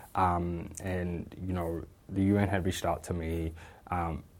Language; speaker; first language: English; native; English